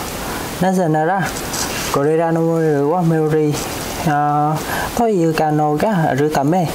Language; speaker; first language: Japanese; non-native, fluent; Vietnamese